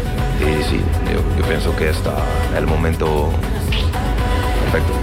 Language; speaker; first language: Spanish; non-native, learner; French